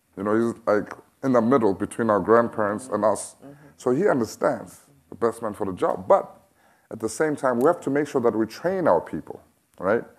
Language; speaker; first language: English; non-native, local second language; Xhosa